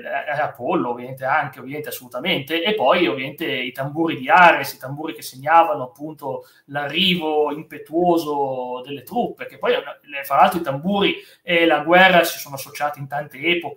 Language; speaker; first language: Italian; native; Italian